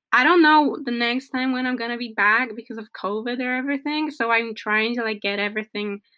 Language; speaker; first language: English; non-native, fluent; Polish